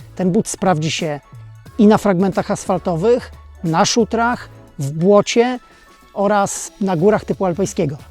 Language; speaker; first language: Polish; native; Polish